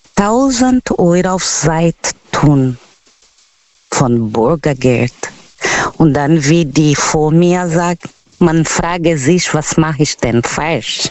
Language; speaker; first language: German; non-native, learner; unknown